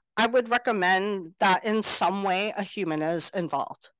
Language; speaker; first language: English; native; English